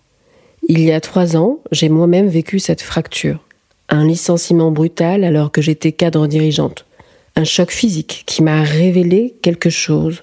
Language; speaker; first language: French; early bilingual, other home language; Central Atlas Tamazight